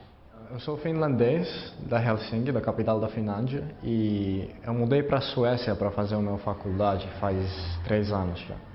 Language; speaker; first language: Portuguese; non-native, fluent; Finnish